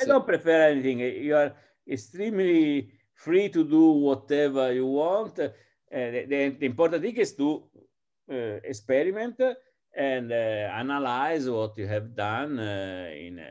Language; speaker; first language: English; non-native, fluent; Italian